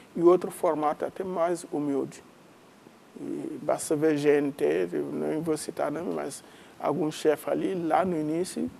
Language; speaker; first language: Portuguese; non-native, fluent; Wolof